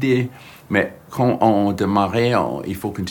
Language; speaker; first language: French; non-native, fluent; English